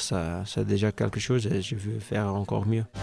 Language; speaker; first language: French; non-native, local second language; Dutch